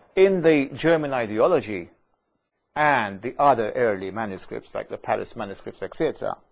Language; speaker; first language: English; non-native, fluent; Maltese